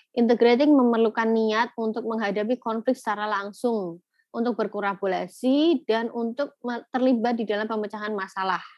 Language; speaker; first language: Indonesian; native; Indonesian